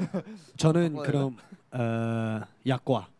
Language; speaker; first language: Korean; non-native, fluent; Cantonese